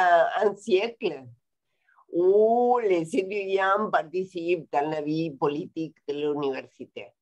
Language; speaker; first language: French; non-native, fluent; Spanish